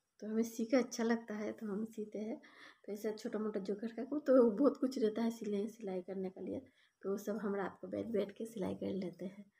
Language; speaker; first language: Hindi; non-native, local second language; Bangla